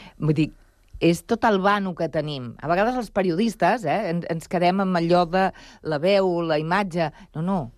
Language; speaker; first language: Catalan; non-native, local second language; Spanish